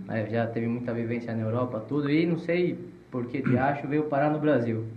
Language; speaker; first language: Portuguese; native; Portuguese